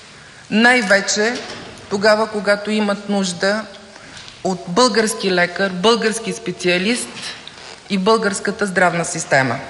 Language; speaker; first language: Bulgarian; native; Bulgarian